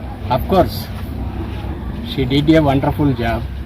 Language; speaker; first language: English; non-native, local second language; Telugu